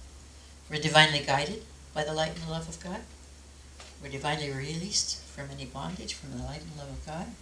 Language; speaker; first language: English; native; English